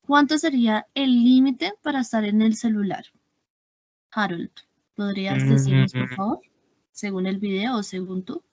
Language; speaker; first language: Spanish; native; Spanish